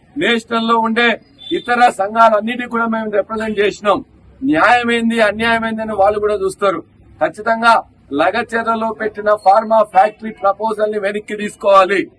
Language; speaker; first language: Telugu; native; Telugu